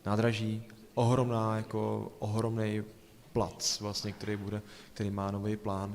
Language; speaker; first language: Czech; native; Czech